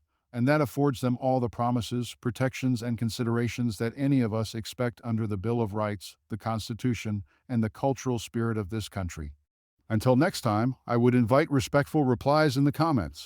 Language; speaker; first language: English; native; English